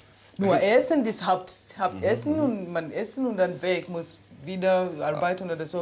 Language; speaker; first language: German; non-native, learner; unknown